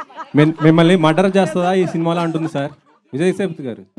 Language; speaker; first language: Telugu; native; Telugu